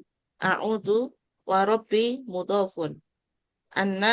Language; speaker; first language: Arabic; non-native, learner; Indonesian